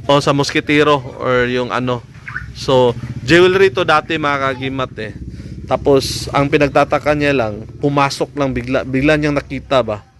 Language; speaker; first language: Filipino; non-native, local second language; Cebuano